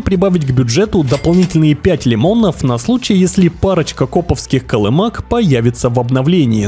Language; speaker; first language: Russian; native; Russian